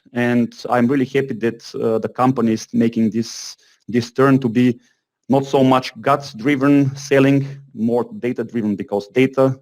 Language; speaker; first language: English; non-native, fluent; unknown